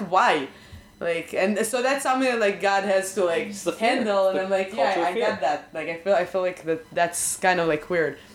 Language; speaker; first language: English; non-native, fluent; Hebrew